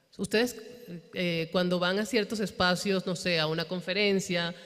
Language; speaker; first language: Spanish; native; Spanish